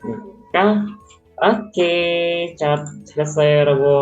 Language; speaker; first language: Korean; non-native, learner; Indonesian